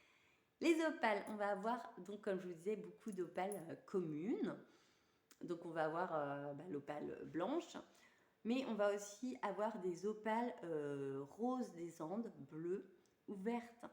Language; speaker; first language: French; native; French